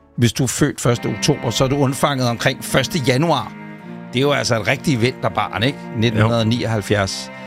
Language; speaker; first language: Danish; native; Danish